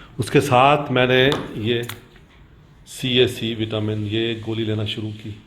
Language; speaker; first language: Urdu; non-native, local second language; Punjabi